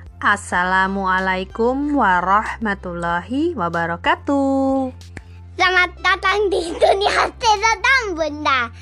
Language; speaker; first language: Indonesian; early bilingual, heritage; Indonesian